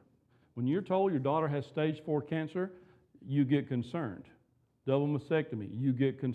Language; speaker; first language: English; native; English